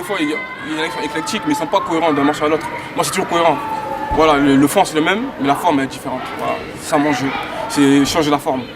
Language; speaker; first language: French; native; French